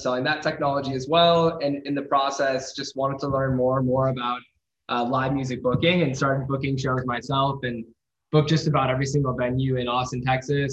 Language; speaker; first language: English; native; English